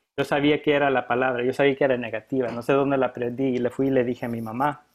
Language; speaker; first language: Spanish; early bilingual, heritage; Spanish